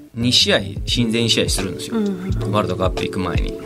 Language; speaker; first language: Japanese; non-native, fluent; Spanish